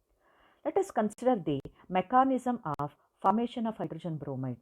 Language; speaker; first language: English; non-native, local second language; Kannada